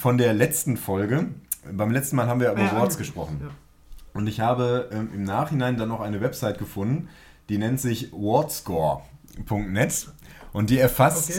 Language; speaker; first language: German; native; German